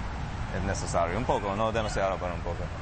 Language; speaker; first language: Spanish; non-native, fluent; English